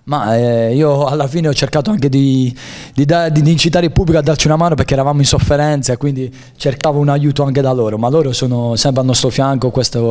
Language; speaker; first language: Italian; native; Italian